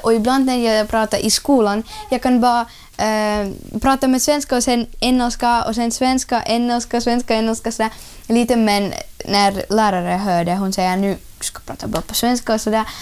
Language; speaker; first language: Swedish; non-native, learner; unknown